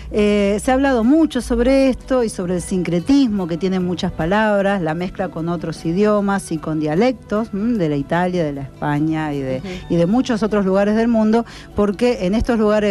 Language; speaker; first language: Spanish; native; Spanish